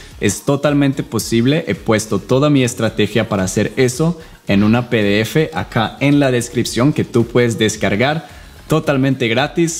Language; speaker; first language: Spanish; non-native, fluent; English